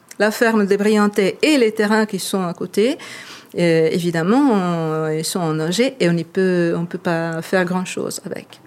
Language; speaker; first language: French; non-native, fluent; Italian